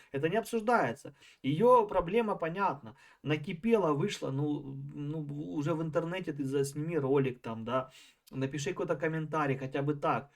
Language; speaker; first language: Russian; native; Russian